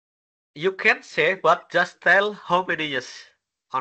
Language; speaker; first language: English; non-native, learner; Indonesian